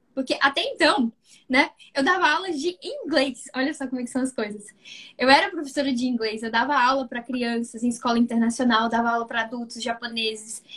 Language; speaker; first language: Portuguese; native; Portuguese